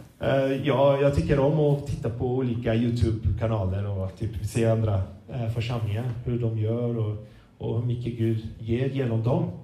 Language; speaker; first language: Swedish; non-native, fluent; Portuguese